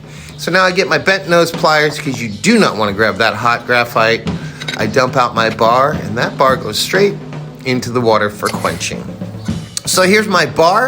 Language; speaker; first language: English; native; English